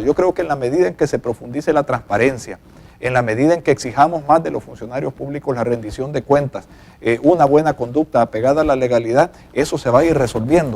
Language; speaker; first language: Spanish; native; Spanish